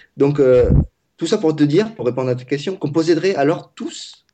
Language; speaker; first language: French; non-native, fluent; Vietnamese